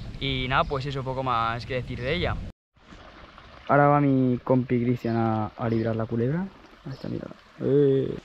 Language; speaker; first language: Spanish; native; Spanish